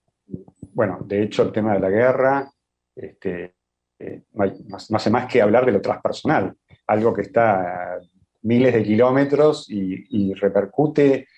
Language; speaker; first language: Spanish; native; Spanish